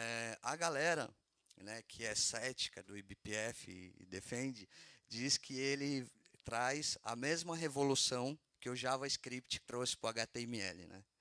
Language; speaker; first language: Portuguese; native; Portuguese